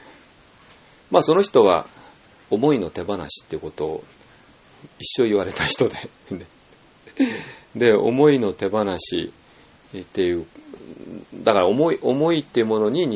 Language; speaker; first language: Japanese; native; Japanese